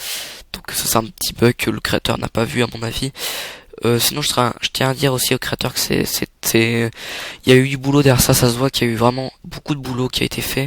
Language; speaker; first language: French; native; French